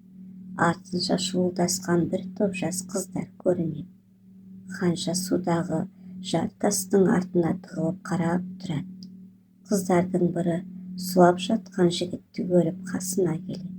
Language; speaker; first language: Kazakh; native; Kazakh